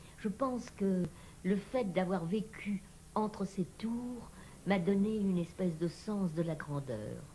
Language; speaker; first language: French; native; French